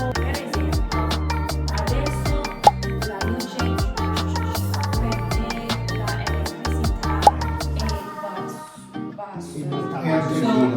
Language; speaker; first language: Italian; non-native, learner; English